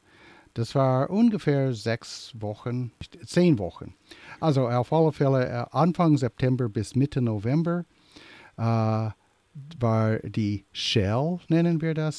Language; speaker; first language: German; early bilingual, heritage; English